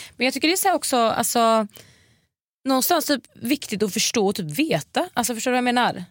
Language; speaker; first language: Swedish; native; Swedish